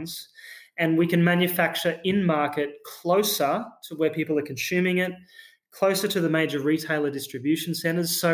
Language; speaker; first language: English; native; English